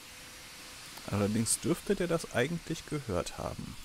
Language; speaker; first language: German; native; German